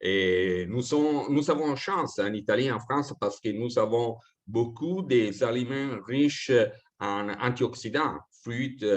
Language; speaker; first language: French; non-native, fluent; Italian